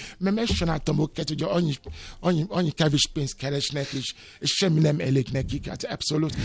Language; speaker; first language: Hungarian; non-native, learner; Yoruba